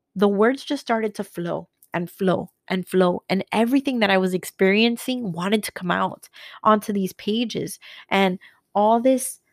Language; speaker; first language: English; native; English